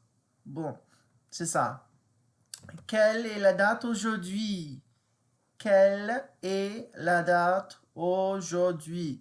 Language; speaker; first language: French; non-native, learner; English